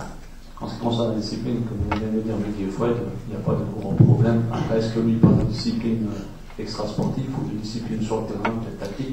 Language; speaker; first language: French; native; French